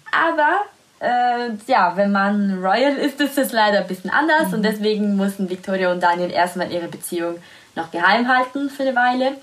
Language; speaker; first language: German; non-native, fluent; Italian